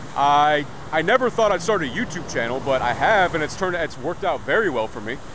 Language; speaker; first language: English; native; English